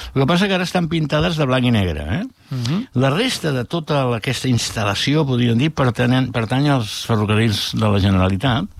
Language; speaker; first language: Catalan; native; Catalan